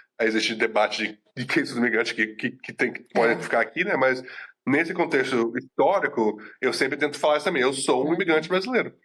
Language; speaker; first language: Portuguese; native; Portuguese